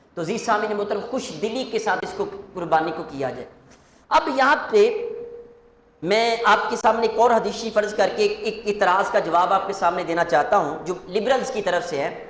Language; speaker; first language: Urdu; non-native, local second language; Punjabi